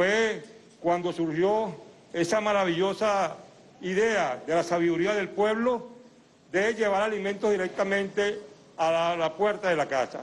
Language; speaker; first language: Spanish; native; Spanish